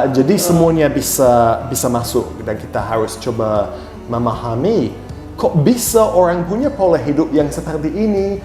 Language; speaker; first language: Indonesian; non-native, fluent; English